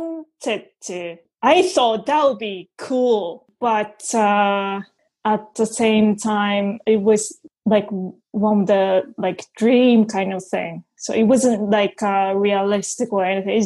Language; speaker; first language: English; non-native, fluent; Japanese